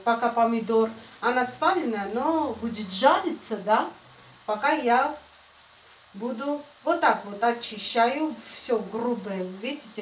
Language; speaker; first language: Russian; non-native, fluent; Armenian